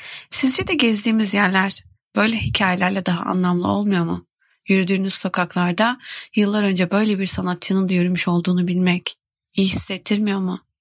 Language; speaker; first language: Turkish; native; Turkish